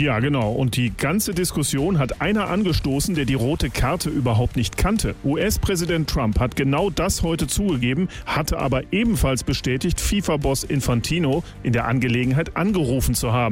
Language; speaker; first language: German; native; German